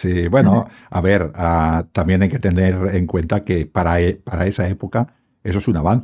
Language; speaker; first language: Spanish; native; Spanish